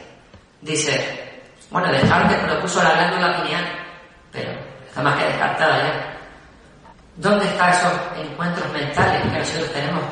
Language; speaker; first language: Spanish; native; Spanish